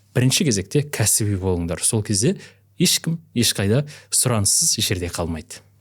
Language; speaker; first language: Kazakh; native; Kazakh